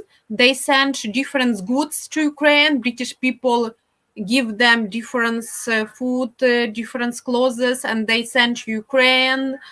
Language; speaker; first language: English; non-native, fluent; Ukrainian